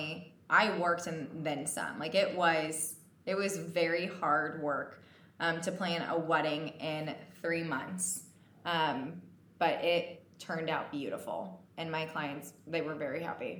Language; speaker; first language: English; native; English